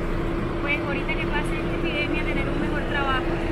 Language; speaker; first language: Spanish; native; Spanish